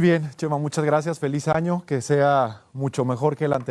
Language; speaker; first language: Spanish; native; Spanish